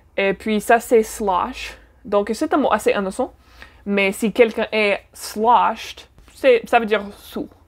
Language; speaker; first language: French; non-native, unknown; English